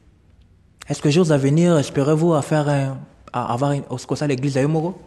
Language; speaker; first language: French; non-native, local second language; Lingala